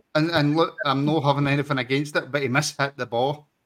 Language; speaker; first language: English; native; English